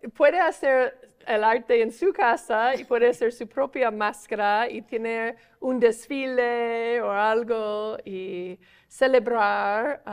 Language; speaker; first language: Spanish; non-native, fluent; English